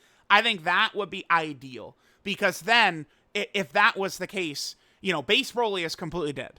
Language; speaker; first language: English; native; English